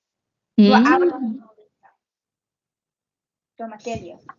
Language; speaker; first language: Portuguese; non-native, learner; Spanish